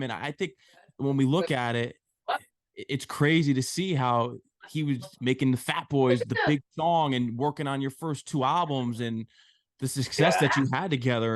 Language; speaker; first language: English; native; English